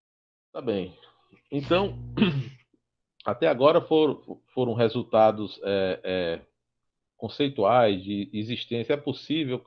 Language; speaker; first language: Portuguese; native; Portuguese